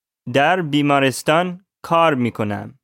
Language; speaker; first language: Persian; non-native, learner; English